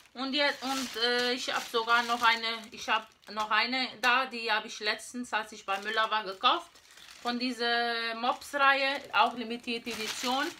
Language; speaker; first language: German; non-native, learner; Portuguese